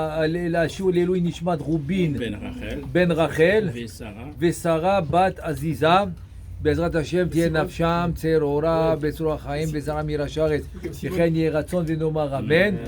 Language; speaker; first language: Hebrew; non-native, fluent; French